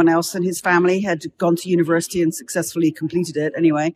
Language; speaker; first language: English; native; English